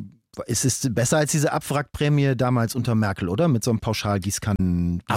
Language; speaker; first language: German; native; German